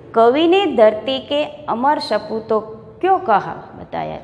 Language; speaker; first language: Hindi; non-native, local second language; Gujarati